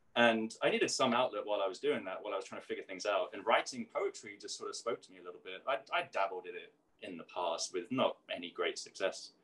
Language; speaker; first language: English; native; English